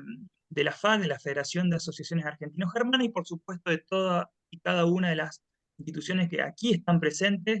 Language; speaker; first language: Spanish; native; Spanish